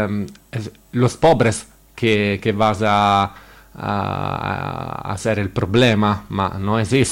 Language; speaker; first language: Spanish; non-native, learner; Italian